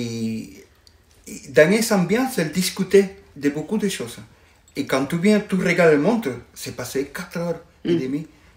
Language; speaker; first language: French; non-native, fluent; Spanish